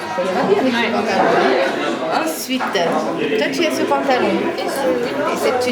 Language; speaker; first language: French; native; French